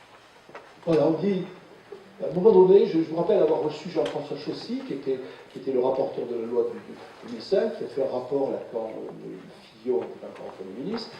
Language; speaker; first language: French; native; French